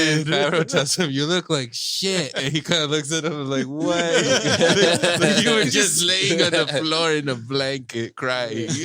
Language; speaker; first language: English; native; English